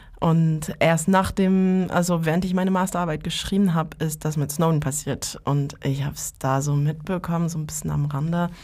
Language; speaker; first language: German; non-native, fluent; French